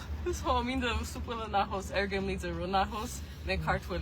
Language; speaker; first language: Georgian; early bilingual, heritage; Georgian